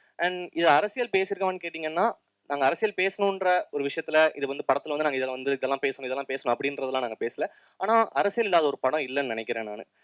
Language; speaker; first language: Tamil; native; Tamil